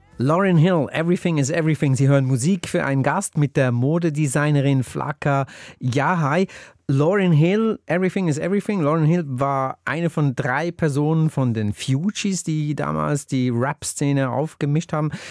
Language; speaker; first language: German; native; German